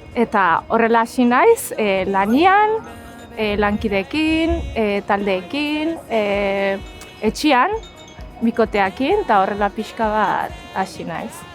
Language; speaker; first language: Basque; non-native, learner; Romanian